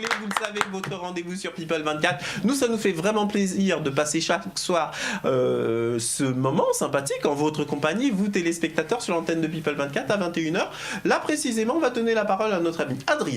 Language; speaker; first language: French; native; French